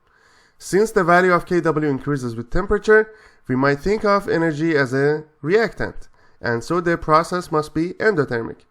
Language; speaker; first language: English; non-native, fluent; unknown